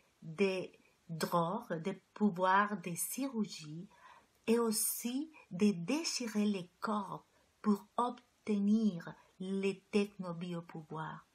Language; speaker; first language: French; non-native, fluent; Spanish